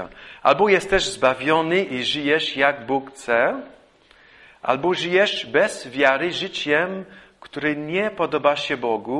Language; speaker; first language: Polish; non-native, fluent; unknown